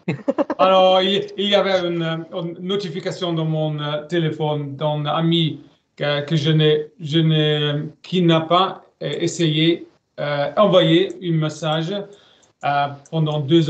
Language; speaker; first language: French; non-native, learner; German